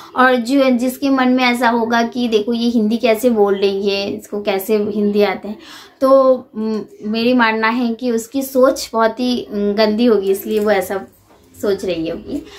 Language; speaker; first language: Hindi; non-native, fluent; Bangla